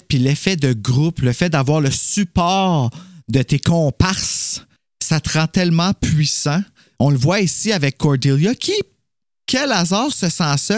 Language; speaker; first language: French; native; French